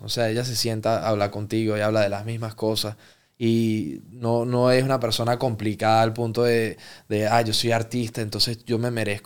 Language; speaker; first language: Spanish; early bilingual, heritage; Spanish